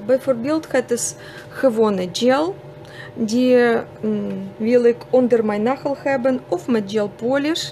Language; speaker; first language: Dutch; non-native, fluent; Russian